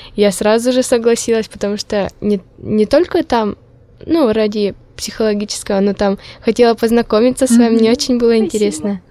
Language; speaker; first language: Russian; non-native, local second language; Udmurt